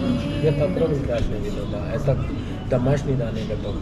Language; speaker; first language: Russian; non-native, learner; Hindi